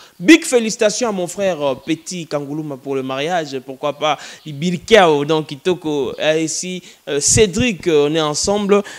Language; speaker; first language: French; non-native, local second language; Lingala